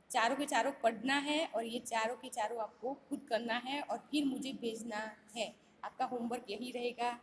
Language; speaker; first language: Hindi; non-native, local second language; Gujarati